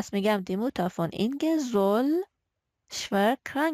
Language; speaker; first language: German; non-native, fluent; Persian